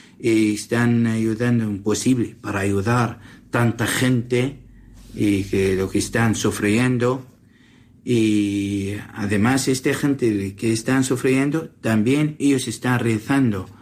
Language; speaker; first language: Spanish; non-native, learner; Assyrian Neo-Aramaic